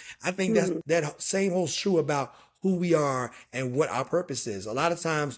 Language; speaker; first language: English; native; English